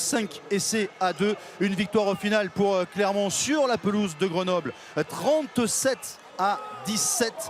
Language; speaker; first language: French; native; French